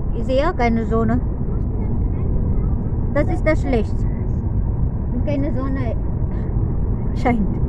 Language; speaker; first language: German; non-native, learner; Filipino